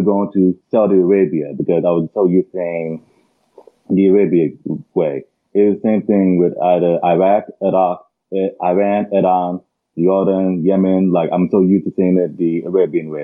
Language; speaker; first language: English; early bilingual, other home language; Arabic